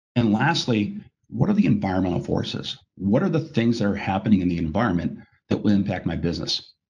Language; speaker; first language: English; native; English